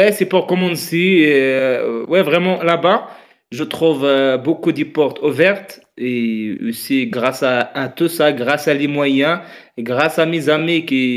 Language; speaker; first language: French; non-native, learner; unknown